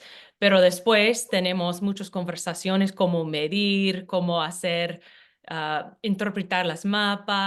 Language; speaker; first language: Spanish; non-native, fluent; English